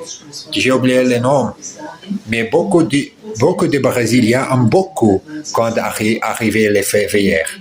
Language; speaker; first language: French; non-native, learner; Portuguese